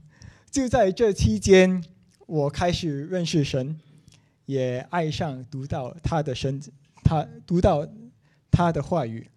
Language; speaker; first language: Chinese; non-native, local second language; English